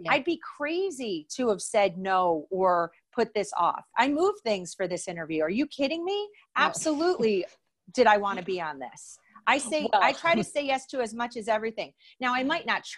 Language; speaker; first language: English; native; English